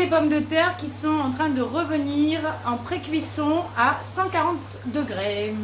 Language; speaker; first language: French; native; French